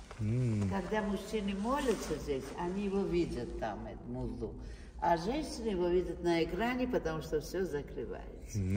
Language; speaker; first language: Russian; non-native, fluent; Armenian